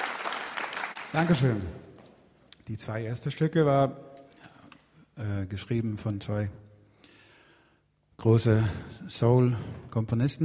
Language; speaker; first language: German; non-native, fluent; Swedish